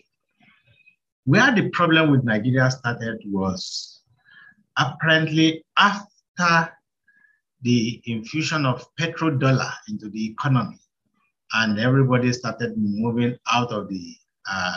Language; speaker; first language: English; non-native, local second language; Yoruba